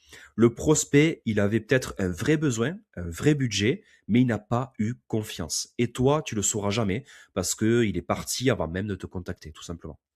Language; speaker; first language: French; native; French